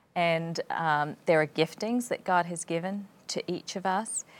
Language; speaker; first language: English; native; English